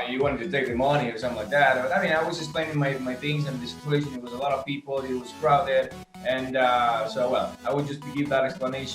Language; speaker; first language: English; non-native, fluent; Spanish